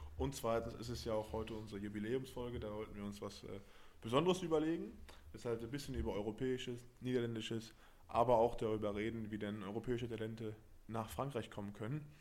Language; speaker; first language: German; native; German